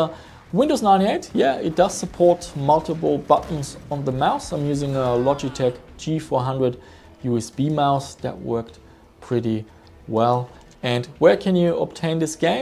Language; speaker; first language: English; non-native, fluent; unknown